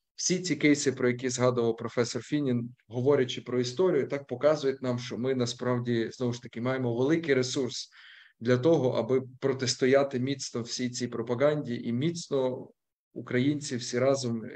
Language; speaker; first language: Ukrainian; native; Ukrainian